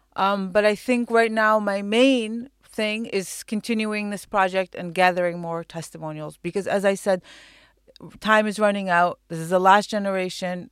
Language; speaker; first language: English; non-native, fluent; Arabic